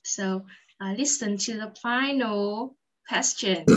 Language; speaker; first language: English; non-native, fluent; Vietnamese